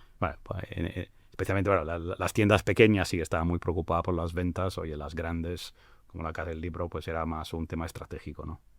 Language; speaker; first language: Spanish; non-native, fluent; English